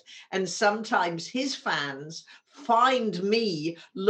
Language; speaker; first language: English; native; English